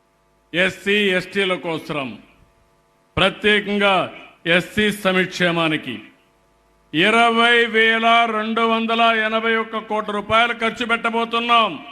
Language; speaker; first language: Telugu; native; Telugu